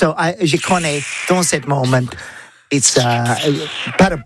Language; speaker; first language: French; non-native, learner; English